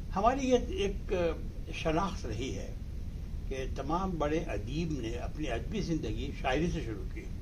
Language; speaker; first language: Urdu; native; Urdu